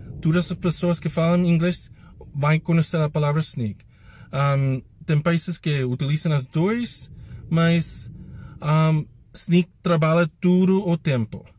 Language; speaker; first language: Portuguese; non-native, learner; English